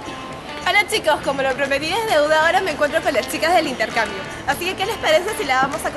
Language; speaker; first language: Spanish; native; Spanish